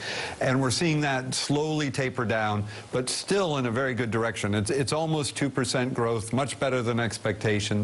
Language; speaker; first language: English; native; English